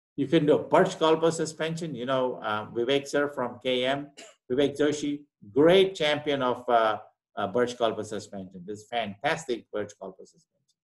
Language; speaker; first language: English; non-native, local second language; Marathi